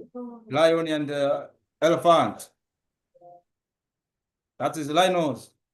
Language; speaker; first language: English; non-native, local second language; Swahili